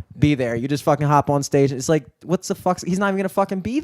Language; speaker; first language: English; native; English